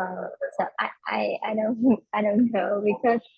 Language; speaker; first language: English; non-native, learner; Vietnamese